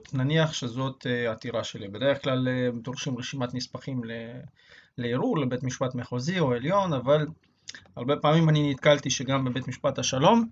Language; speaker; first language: Hebrew; native; Hebrew